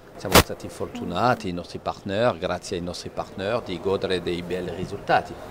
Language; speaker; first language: Italian; non-native, fluent; French